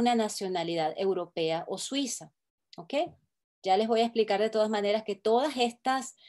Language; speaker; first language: Spanish; native; Spanish